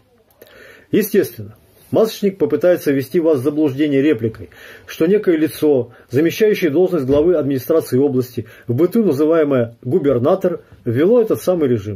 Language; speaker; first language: Russian; native; Russian